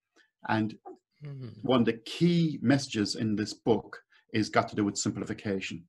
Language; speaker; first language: English; native; English